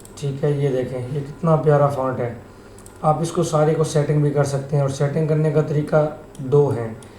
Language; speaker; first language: Urdu; native; Urdu